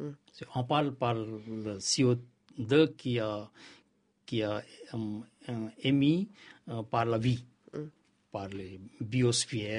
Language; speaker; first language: French; non-native, learner; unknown